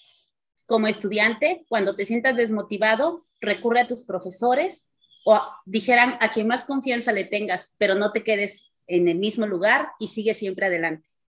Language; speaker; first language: Spanish; native; Spanish